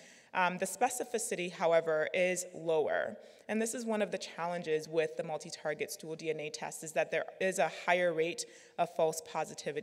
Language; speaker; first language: English; native; English